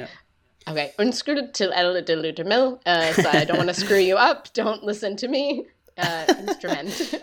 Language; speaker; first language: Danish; non-native, learner; English